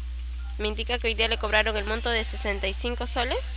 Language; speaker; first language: Spanish; native; Spanish